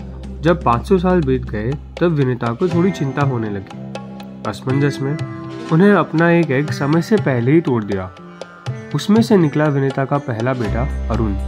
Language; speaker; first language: Hindi; native; Hindi